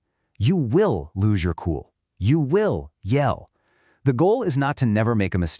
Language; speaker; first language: English; native; English